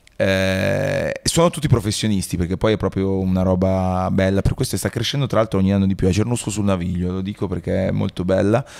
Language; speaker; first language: Italian; native; Italian